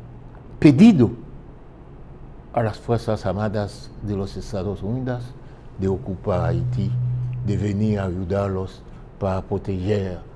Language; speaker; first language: Spanish; non-native, fluent; French